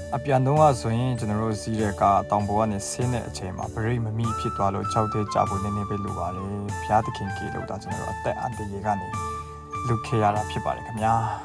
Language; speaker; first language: Burmese; non-native, local second language; Kachin